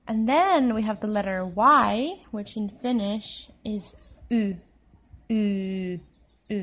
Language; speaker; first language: English; non-native, fluent; Finnish